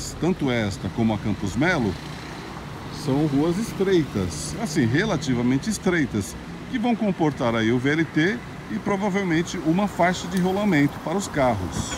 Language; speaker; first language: Portuguese; native; Portuguese